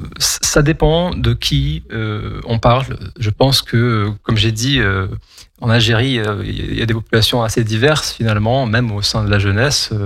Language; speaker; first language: French; non-native, local second language; Kabyle